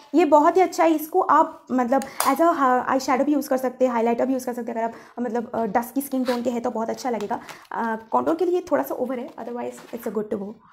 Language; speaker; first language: Hindi; non-native, local second language; Bangla